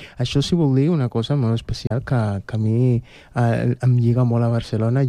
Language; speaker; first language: Catalan; non-native, fluent; Spanish